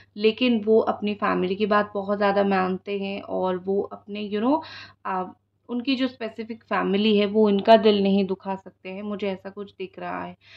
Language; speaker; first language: Hindi; non-native, local second language; Odia